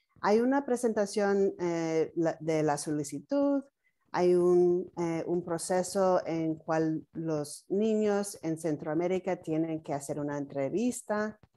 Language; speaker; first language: Spanish; non-native, fluent; English